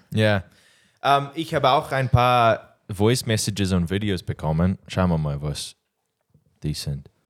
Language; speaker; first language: German; non-native, learner; English